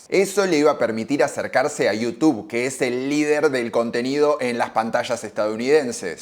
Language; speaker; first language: Spanish; native; Spanish